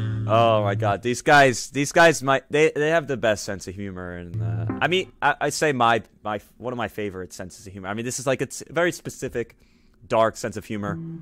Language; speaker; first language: English; native; English